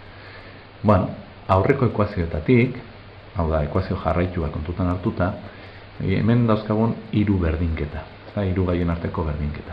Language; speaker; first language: Basque; native; Basque